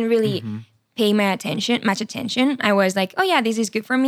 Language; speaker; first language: English; non-native, fluent; Spanish